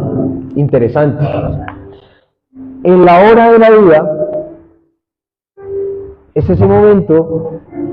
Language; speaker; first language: Spanish; native; Spanish